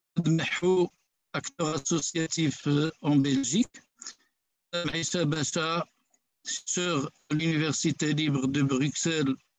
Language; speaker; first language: French; non-native, local second language; Arabic